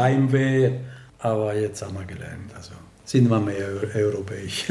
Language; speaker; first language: German; non-native, learner; Italian